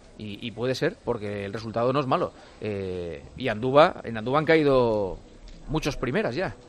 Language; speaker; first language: Spanish; native; Spanish